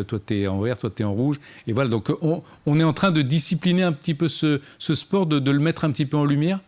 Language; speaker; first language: French; native; French